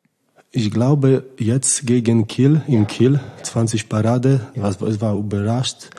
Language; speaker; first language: German; non-native, learner; Polish